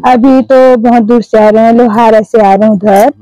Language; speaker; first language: Hindi; native; Hindi